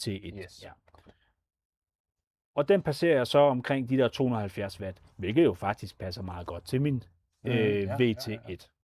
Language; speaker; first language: Danish; native; Danish